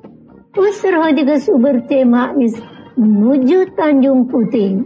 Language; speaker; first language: German; non-native, learner; Indonesian